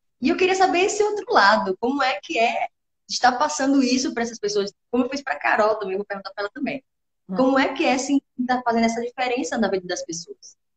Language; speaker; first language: Portuguese; native; Portuguese